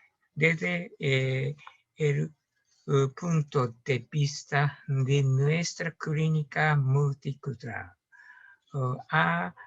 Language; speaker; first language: Spanish; non-native, learner; Japanese